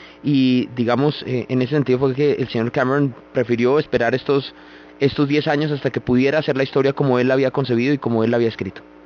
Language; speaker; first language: Spanish; native; Spanish